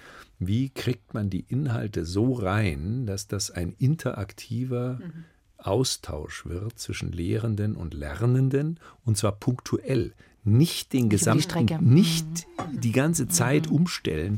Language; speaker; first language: German; native; German